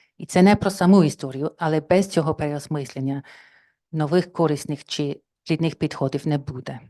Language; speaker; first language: Ukrainian; non-native, fluent; English